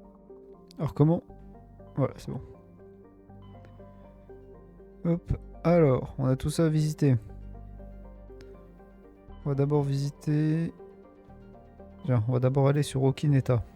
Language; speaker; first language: French; native; French